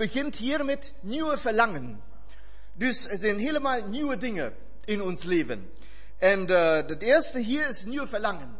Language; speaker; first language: Dutch; non-native, fluent; German